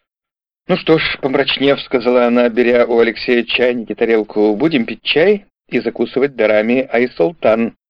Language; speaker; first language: Russian; native; Russian